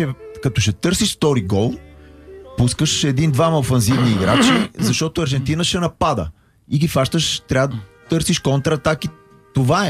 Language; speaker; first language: Bulgarian; native; Bulgarian